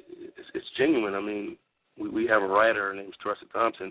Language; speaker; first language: English; native; English